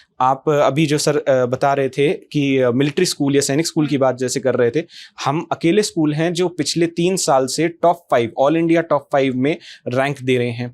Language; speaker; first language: Hindi; native; Hindi